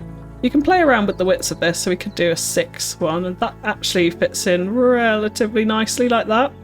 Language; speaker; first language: English; native; English